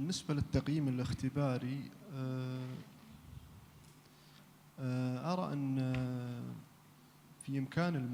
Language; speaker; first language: Arabic; native; Arabic